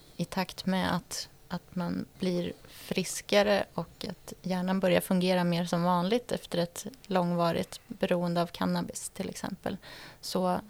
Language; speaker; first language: Swedish; native; Swedish